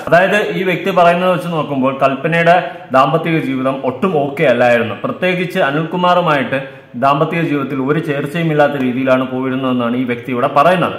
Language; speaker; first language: Malayalam; native; Malayalam